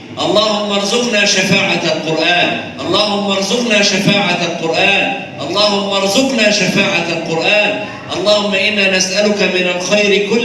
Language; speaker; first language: Arabic; native; Arabic